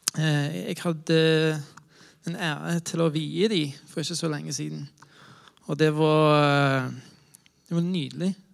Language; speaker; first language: Norwegian; non-native, fluent; English